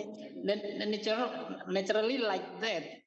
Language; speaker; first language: English; non-native, learner; Indonesian